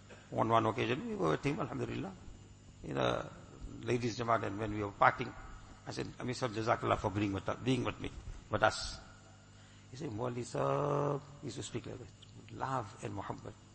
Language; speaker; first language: English; native; English